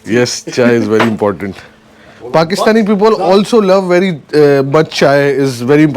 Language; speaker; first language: English; non-native, learner; Urdu